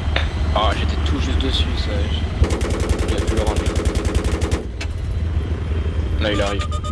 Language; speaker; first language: French; native; French